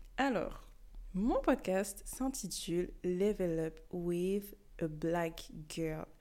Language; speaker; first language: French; early bilingual, other home language; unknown